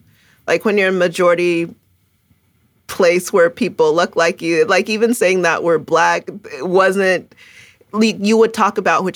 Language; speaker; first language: English; early bilingual, other home language; Akan